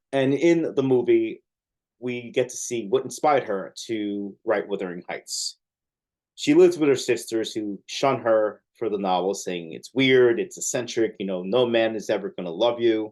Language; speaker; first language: English; native; English